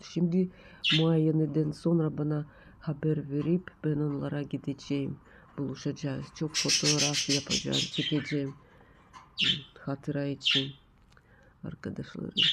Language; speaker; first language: Turkish; non-native, learner; Russian